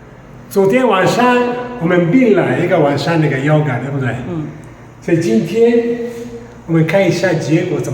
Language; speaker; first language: Chinese; non-native, learner; Italian